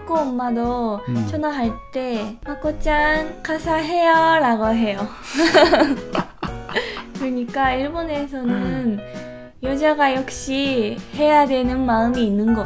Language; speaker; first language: Korean; non-native, learner; Japanese